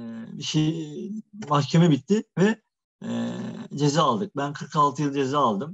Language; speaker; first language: Turkish; native; Turkish